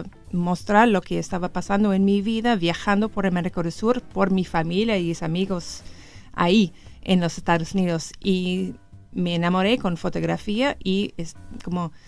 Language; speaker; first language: Spanish; non-native, learner; English